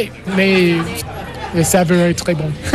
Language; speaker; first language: French; non-native, learner; English